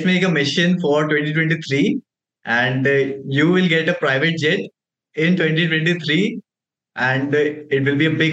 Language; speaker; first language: English; non-native, local second language; Hindi